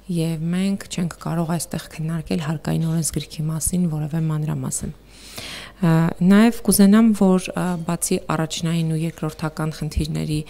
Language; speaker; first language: Armenian; native; Armenian